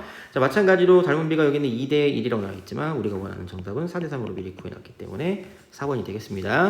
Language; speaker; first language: Korean; native; Korean